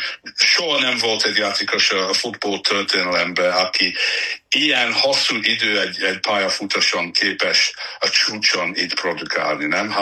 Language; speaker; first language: Hungarian; non-native, fluent; English